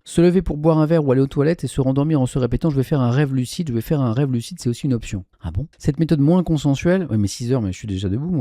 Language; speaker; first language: French; native; French